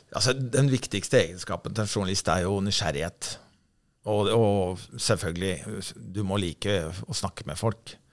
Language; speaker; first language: Norwegian; native; Norwegian